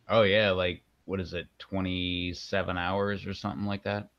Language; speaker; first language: English; native; English